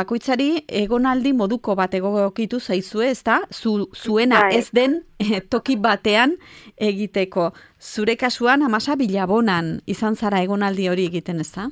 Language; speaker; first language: Basque; native; Basque